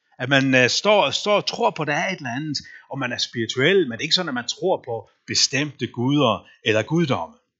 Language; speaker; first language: Danish; non-native, local second language; Faroese